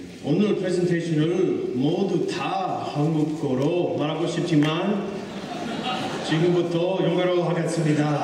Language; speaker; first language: Korean; non-native, learner; English